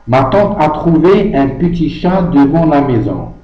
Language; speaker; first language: French; non-native, local second language; Arabic